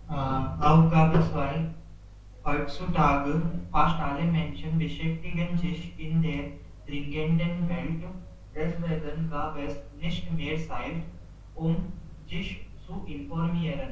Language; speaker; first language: German; non-native, learner; Hindi